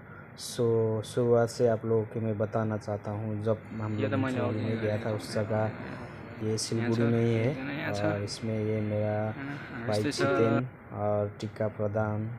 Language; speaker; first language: Hindi; non-native, local second language; Nepali